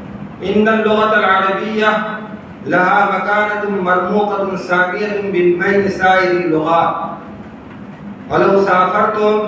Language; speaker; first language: Arabic; non-native, fluent; Urdu